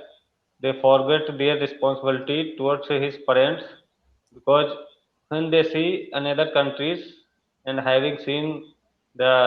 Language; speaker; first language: English; non-native, learner; Hindi